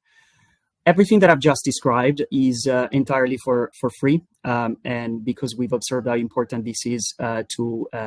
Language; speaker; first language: English; non-native, fluent; Italian